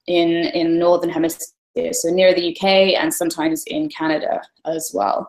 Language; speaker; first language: English; native; English